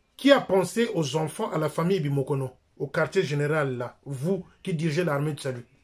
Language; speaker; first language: French; non-native, local second language; Lingala